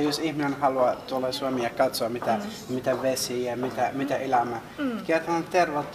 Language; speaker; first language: Finnish; non-native, learner; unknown